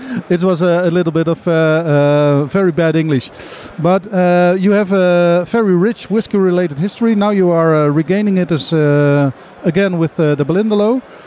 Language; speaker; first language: English; non-native, fluent; Dutch